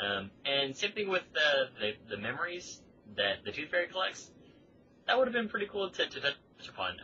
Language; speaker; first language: English; native; English